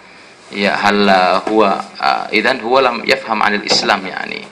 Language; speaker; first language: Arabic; non-native, fluent; Indonesian